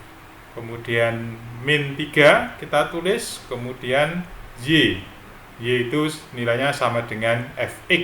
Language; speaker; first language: Indonesian; native; Indonesian